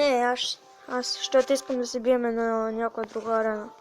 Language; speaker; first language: Bulgarian; native; Bulgarian